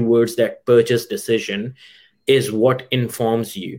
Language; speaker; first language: English; non-native, local second language; Urdu